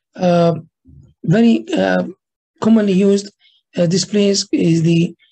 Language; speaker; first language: English; non-native, fluent; Arabic